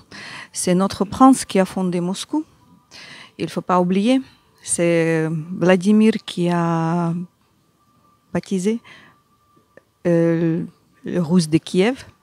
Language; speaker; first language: French; non-native, learner; Ukrainian